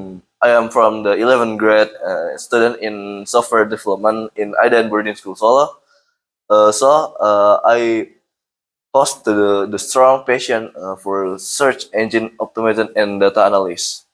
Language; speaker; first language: English; non-native, learner; Indonesian